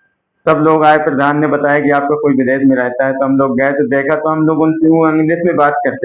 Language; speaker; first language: Hindi; native; Hindi